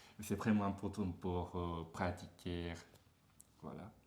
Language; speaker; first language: French; non-native, learner; Japanese